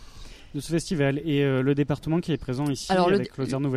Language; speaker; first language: French; native; French